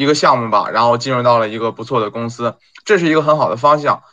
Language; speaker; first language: Chinese; native; Chinese